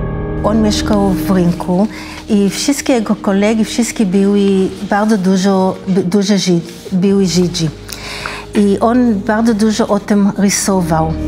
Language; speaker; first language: Polish; early bilingual, heritage; Hebrew